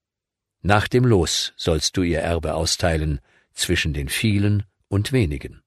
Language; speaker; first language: German; native; German